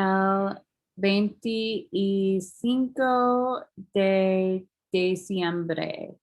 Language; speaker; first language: Spanish; non-native, learner; English